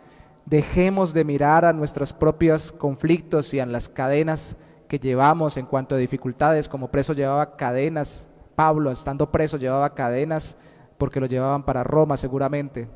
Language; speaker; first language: Spanish; native; Spanish